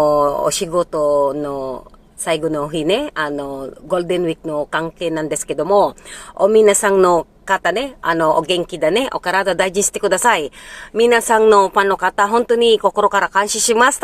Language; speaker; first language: Japanese; early bilingual, heritage; Filipino